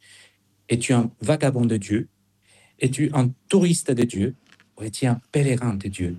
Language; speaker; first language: French; non-native, fluent; Spanish